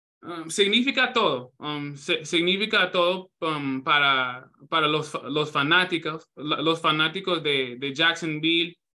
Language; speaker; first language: Spanish; non-native, learner; English